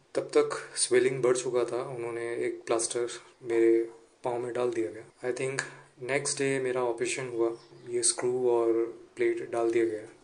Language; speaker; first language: Hindi; non-native, local second language; Gujarati